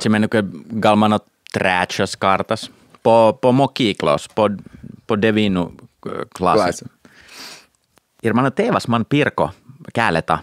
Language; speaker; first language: Lithuanian; non-native, fluent; Finnish